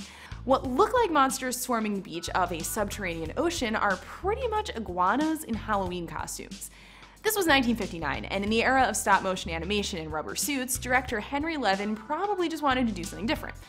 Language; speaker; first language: English; native; English